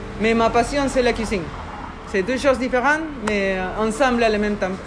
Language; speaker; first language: French; non-native, learner; Spanish